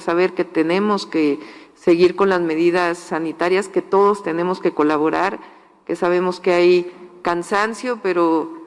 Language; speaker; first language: Spanish; native; Spanish